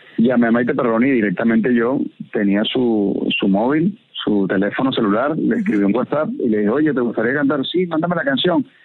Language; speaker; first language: Spanish; native; Spanish